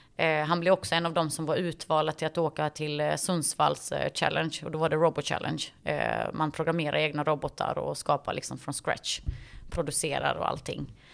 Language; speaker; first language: Swedish; early bilingual, other home language; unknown